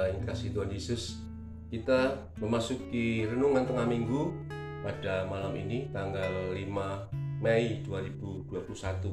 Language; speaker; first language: Indonesian; native; Indonesian